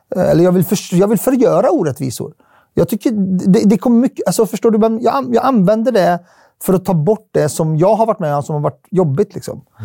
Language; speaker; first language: Swedish; early bilingual, other home language; Arabic